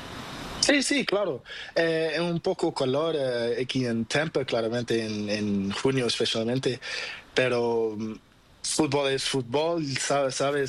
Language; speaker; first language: Spanish; non-native, learner; Portuguese